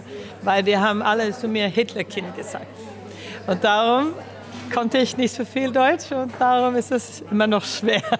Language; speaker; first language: German; early bilingual, heritage; German